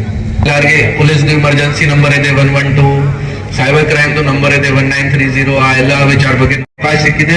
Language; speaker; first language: Kannada; non-native, local second language; Hindi